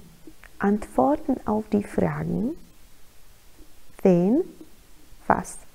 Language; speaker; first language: German; non-native, fluent; Polish